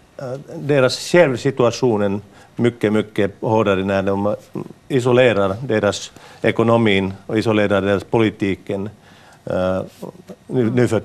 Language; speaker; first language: Swedish; non-native, local second language; Finnish